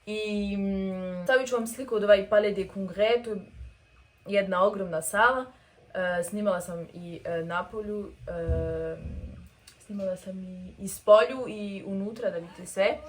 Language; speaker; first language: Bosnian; early bilingual, heritage; Serbian